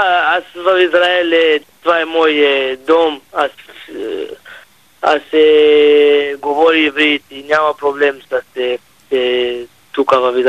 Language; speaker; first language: Bulgarian; non-native, learner; Hebrew